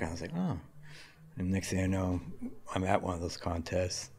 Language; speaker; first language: English; native; English